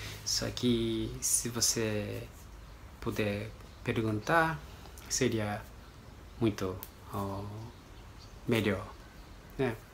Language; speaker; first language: Portuguese; non-native, fluent; Japanese